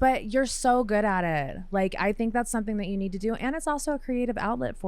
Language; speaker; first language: English; native; English